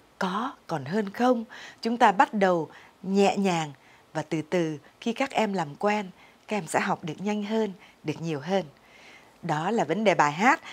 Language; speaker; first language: Vietnamese; native; Vietnamese